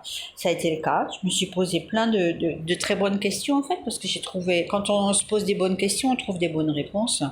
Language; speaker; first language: French; native; French